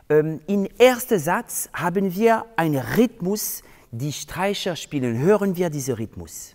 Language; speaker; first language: German; non-native, fluent; French